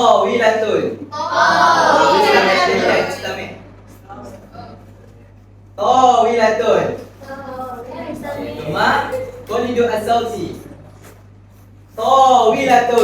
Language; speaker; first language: Arabic; non-native, learner; Malay